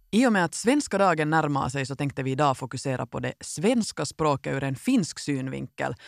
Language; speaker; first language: Swedish; native; Swedish